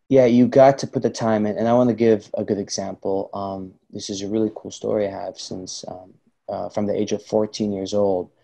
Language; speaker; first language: English; early bilingual, other home language; Arabic